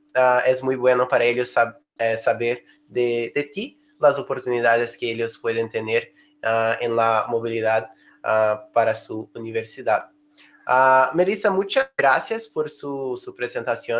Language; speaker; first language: Spanish; non-native, fluent; Portuguese